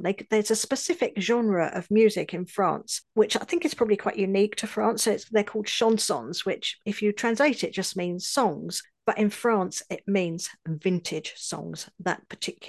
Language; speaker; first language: English; native; English